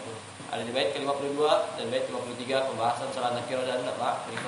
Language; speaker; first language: Indonesian; native; Indonesian